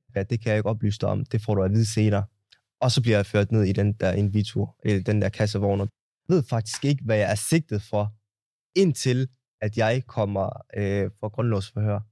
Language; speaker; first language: Danish; early bilingual, other home language; Somali